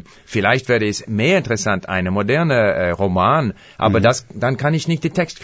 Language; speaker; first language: German; non-native, fluent; English